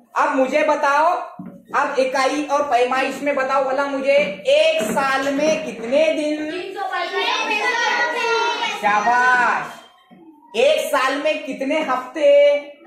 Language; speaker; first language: Hindi; native; Hindi